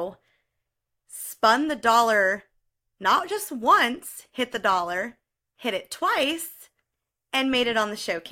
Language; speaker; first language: English; native; English